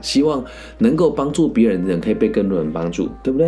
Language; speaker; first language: Chinese; native; Chinese